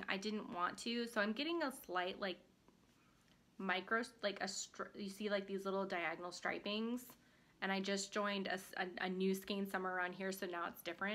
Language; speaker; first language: English; native; English